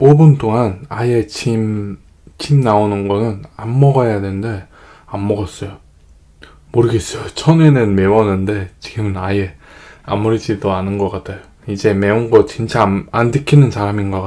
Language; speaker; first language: Korean; non-native, learner; Russian